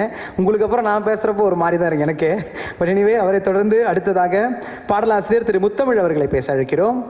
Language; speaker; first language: Tamil; native; Tamil